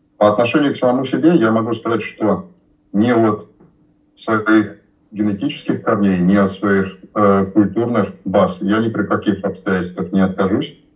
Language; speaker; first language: Russian; native; Russian